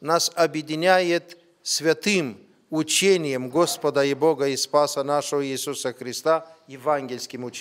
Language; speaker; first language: Russian; non-native, fluent; Romanian